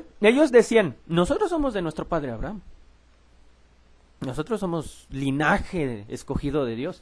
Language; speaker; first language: Spanish; native; Spanish